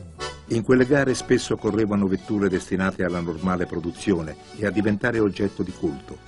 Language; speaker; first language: Italian; native; Italian